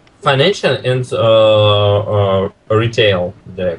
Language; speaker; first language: English; non-native, learner; Russian